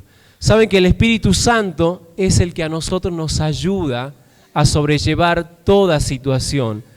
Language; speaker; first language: Spanish; native; Spanish